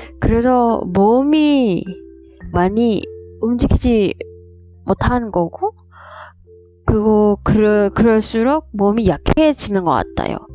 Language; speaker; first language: Korean; non-native, learner; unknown